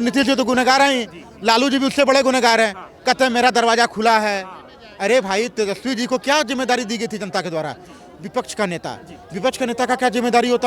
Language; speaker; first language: Hindi; native; Hindi